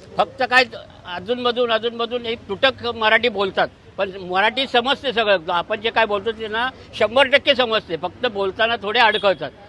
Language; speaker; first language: Marathi; native; Marathi